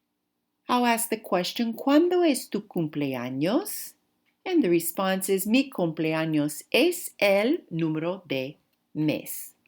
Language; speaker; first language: Spanish; non-native, fluent; English